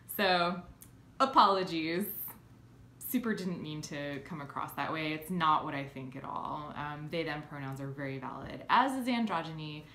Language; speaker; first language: English; native; English